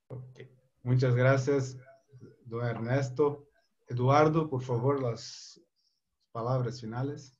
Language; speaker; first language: Spanish; non-native, fluent; Portuguese